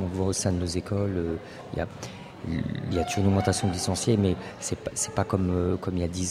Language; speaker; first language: French; native; French